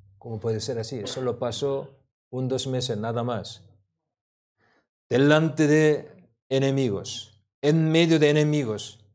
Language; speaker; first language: Spanish; non-native, learner; Korean